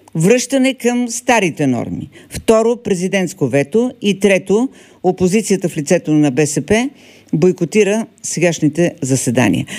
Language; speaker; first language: Bulgarian; native; Bulgarian